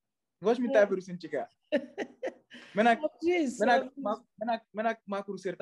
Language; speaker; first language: Armenian; non-native, learner; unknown